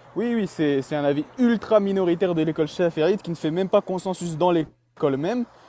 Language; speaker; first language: French; early bilingual, other home language; Chechen